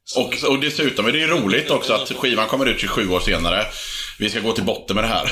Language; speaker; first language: Swedish; native; Swedish